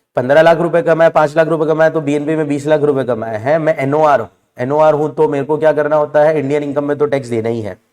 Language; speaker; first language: Hindi; native; Hindi